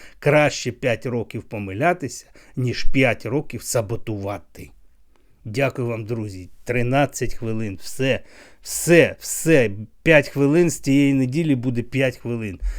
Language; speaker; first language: Ukrainian; native; Ukrainian